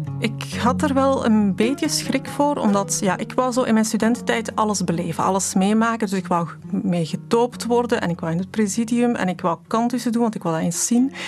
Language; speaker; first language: Dutch; early bilingual, other home language; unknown